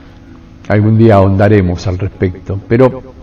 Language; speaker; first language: Spanish; native; Spanish